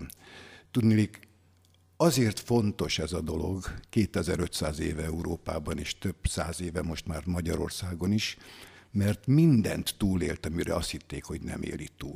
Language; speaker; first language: Hungarian; native; Hungarian